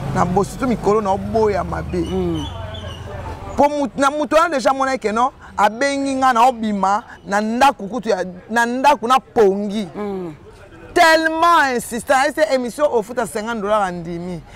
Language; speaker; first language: Lingala; native; Lingala